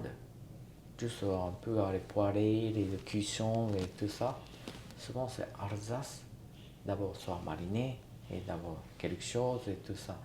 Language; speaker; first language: French; non-native, learner; Japanese